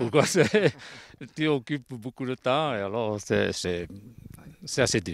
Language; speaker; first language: French; non-native, local second language; Italian